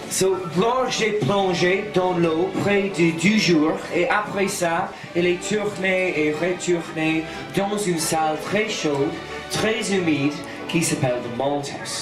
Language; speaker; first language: French; non-native, learner; English